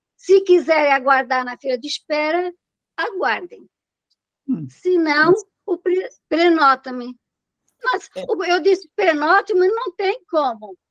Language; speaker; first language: Portuguese; native; Portuguese